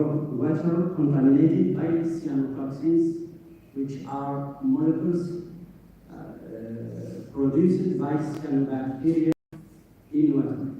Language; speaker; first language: English; non-native, fluent; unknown